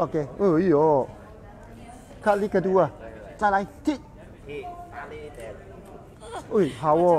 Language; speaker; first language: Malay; non-native, local second language; Cantonese